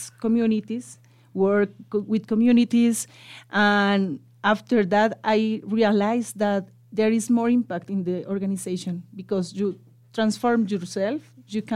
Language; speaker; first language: English; non-native, local second language; Spanish